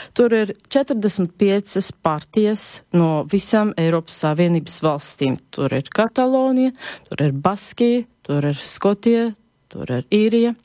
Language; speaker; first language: Latvian; non-native, local second language; Russian